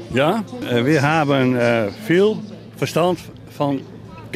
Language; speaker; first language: German; non-native, learner; Dutch